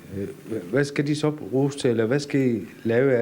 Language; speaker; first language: Danish; non-native, local second language; Kalaallisut